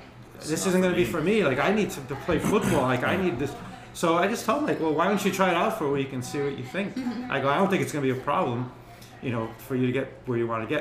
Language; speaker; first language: English; native; English